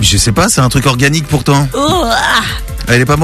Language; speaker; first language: French; native; French